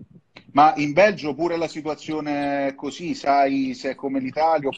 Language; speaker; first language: Italian; native; Italian